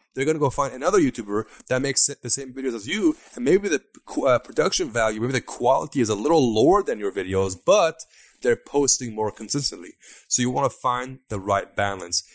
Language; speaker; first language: English; non-native, fluent; Persian